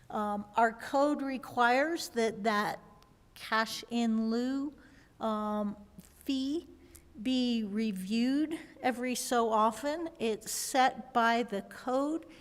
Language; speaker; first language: English; native; English